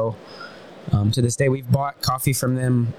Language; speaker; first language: English; native; English